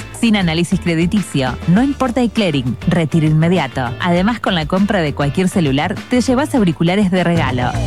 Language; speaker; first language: Spanish; native; Spanish